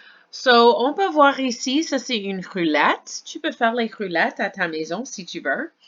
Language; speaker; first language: French; non-native, fluent; English